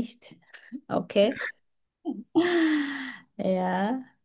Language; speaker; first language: German; non-native, fluent; Turkish